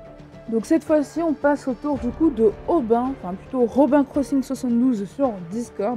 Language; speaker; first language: French; native; French